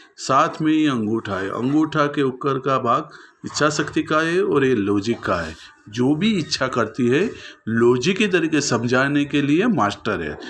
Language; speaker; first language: Hindi; non-native, local second language; Gujarati